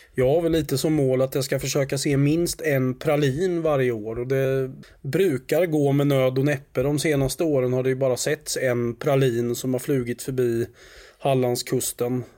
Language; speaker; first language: Swedish; native; Swedish